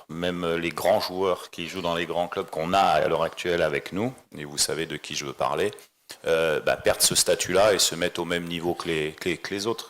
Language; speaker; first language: French; native; French